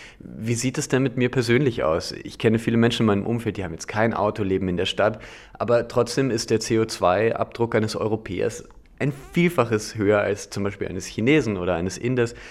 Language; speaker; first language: German; native; German